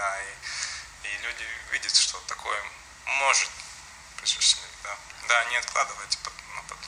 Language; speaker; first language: Russian; non-native, local second language; Latvian